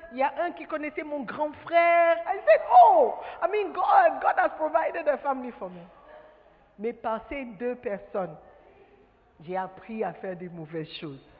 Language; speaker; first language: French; non-native, fluent; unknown